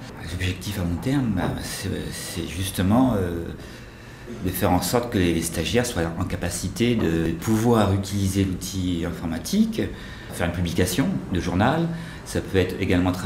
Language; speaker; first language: French; native; French